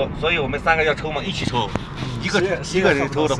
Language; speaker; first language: Chinese; native; Chinese